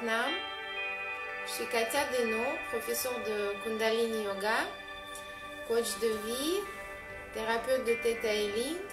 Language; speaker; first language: French; non-native, fluent; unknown